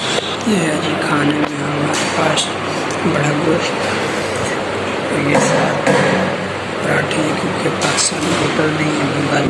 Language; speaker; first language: Hindi; non-native, local second language; Punjabi